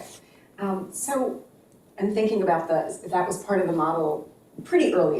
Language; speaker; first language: English; native; English